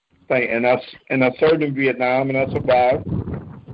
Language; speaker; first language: English; native; English